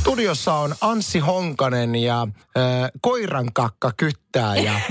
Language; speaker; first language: Finnish; native; Finnish